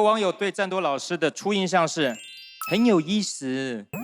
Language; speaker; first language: Chinese; native; Chinese